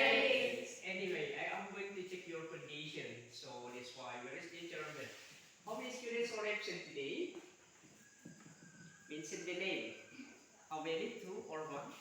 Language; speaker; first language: English; non-native, learner; Indonesian